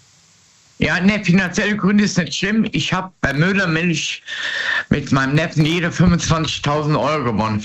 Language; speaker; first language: German; native; German